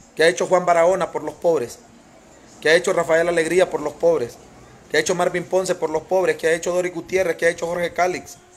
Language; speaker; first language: Spanish; native; Spanish